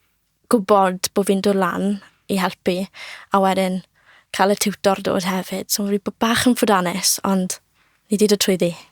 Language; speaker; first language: Welsh; native; Welsh